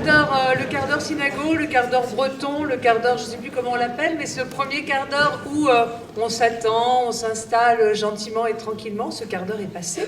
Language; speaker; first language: French; native; French